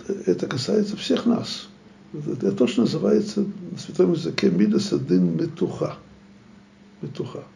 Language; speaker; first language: Russian; native; Russian